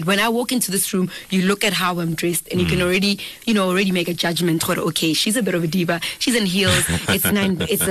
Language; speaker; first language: English; non-native, local second language; Northern Sotho